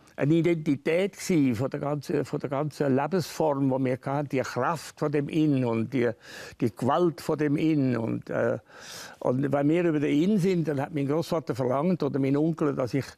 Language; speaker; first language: German; native; German